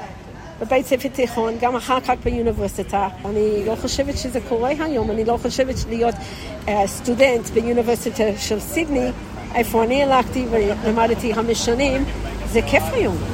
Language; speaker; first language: Hebrew; non-native, fluent; English